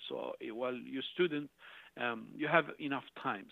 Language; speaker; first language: English; non-native, fluent; Turkish